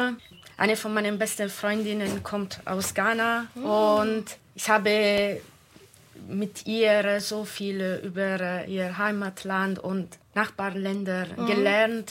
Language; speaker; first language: German; non-native, fluent; Italian